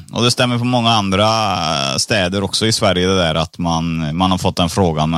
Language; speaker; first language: Swedish; early bilingual, other home language; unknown